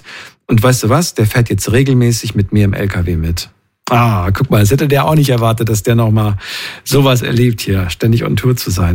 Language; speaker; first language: German; native; German